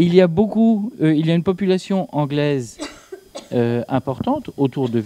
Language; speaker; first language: French; native; French